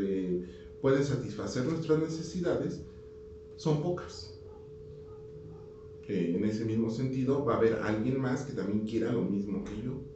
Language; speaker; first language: Spanish; native; Spanish